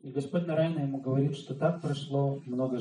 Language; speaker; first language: Russian; native; Russian